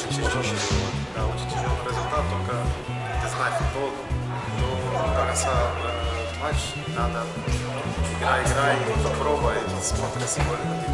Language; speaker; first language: Russian; non-native, learner; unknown